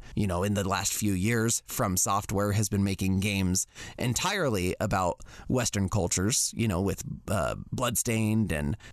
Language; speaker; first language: English; native; English